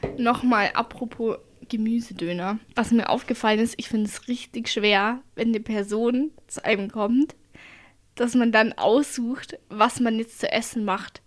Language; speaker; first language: German; native; German